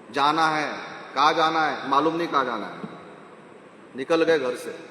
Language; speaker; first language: Hindi; non-native, local second language; Marathi